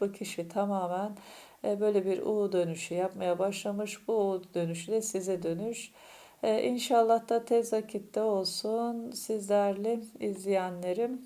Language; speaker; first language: Turkish; native; Turkish